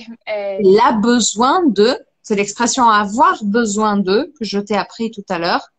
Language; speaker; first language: French; non-native, fluent; Portuguese